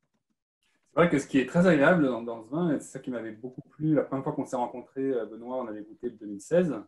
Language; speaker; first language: French; native; French